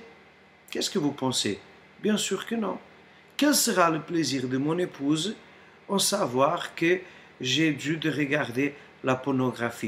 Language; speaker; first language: French; non-native, fluent; Portuguese